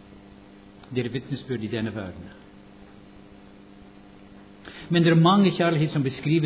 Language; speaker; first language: Swedish; non-native, fluent; English